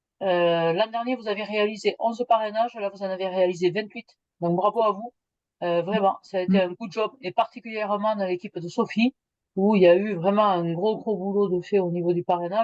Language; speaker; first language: French; native; French